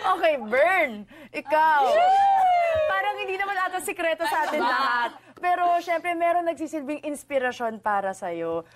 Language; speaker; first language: Filipino; native; Filipino